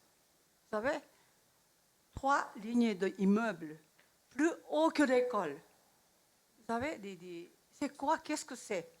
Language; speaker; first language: French; non-native, learner; Japanese